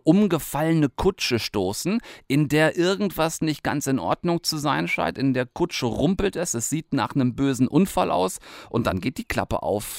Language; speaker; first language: German; native; German